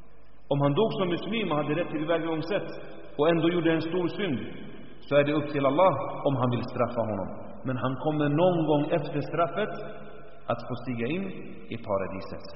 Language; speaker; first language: Swedish; early bilingual, other home language; Arabic